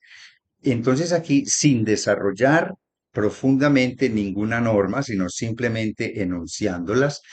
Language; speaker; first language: Spanish; native; Spanish